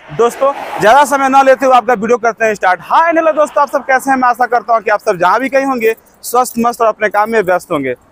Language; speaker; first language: Hindi; native; Hindi